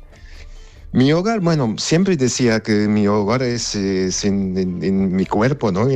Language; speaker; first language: Spanish; non-native, fluent; Armenian